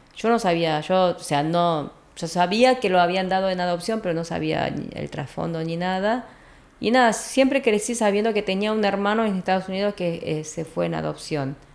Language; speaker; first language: Spanish; early bilingual, other home language; Korean